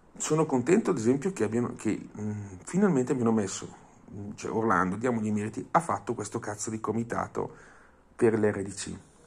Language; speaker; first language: Italian; non-native, fluent; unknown